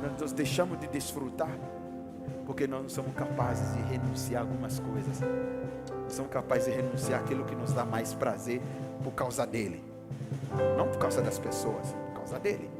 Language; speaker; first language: Portuguese; non-native, fluent; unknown